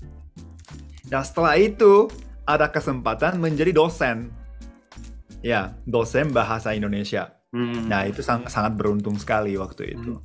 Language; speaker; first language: Indonesian; non-native, fluent; Japanese